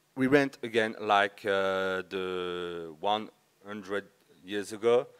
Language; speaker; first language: English; non-native, learner; French